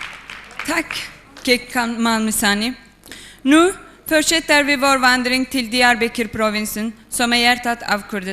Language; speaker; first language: Swedish; non-native, fluent; Kurdish